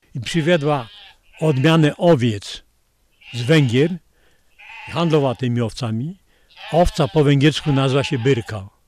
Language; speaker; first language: Polish; native; Polish